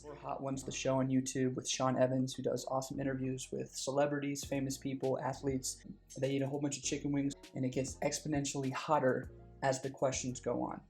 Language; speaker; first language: English; native; English